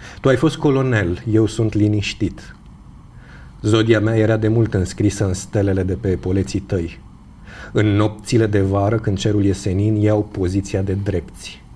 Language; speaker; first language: Romanian; native; Romanian